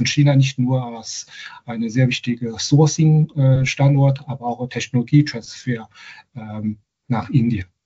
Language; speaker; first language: German; non-native, fluent; Chinese